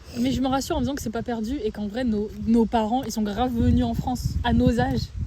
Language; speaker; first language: French; native; French